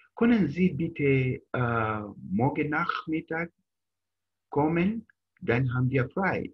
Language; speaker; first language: German; non-native, fluent; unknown